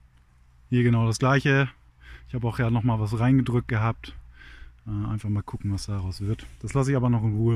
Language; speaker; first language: German; native; German